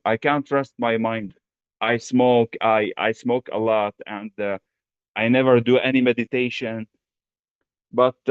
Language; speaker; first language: English; non-native, fluent; Arabic